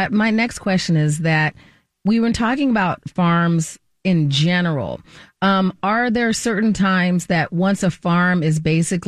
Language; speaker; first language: English; native; English